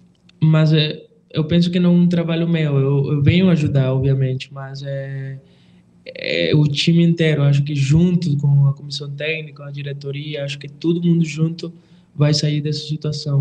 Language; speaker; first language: Portuguese; non-native, fluent; Spanish